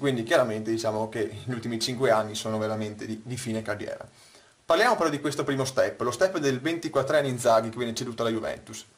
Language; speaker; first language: Italian; native; Italian